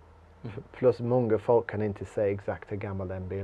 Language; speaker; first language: Swedish; non-native, learner; English